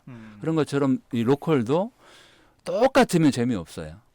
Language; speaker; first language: Korean; native; Korean